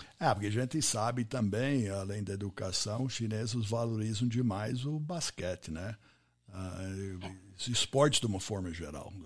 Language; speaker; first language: Portuguese; non-native, fluent; English